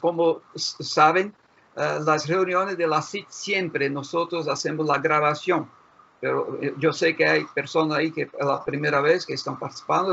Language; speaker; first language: Spanish; non-native, fluent; Portuguese